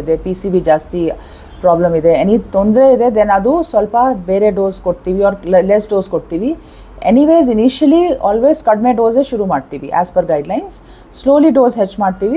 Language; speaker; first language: Kannada; non-native, fluent; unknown